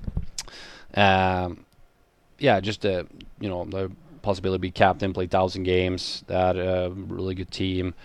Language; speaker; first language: English; non-native, fluent; Swedish